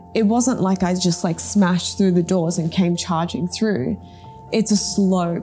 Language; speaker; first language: English; early bilingual, other home language; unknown